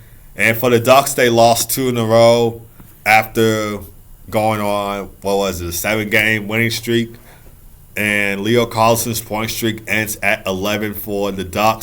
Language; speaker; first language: English; native; English